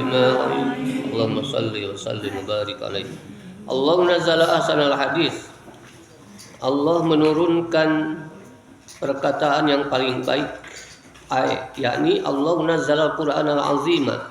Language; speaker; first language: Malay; non-native, local second language; Sundanese